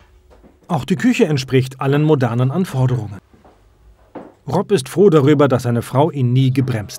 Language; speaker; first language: German; native; German